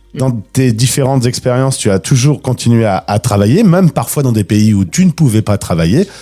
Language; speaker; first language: French; native; French